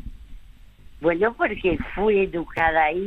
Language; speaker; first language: Spanish; early bilingual, other home language; French